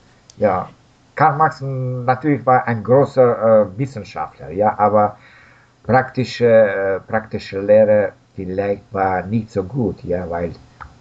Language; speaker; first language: German; non-native, fluent; Russian